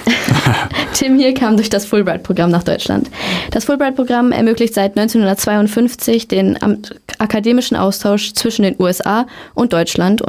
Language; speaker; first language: German; native; German